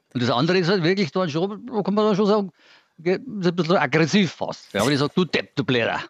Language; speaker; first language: German; native; German